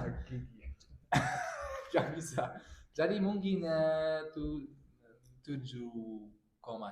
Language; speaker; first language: Indonesian; non-native, learner; German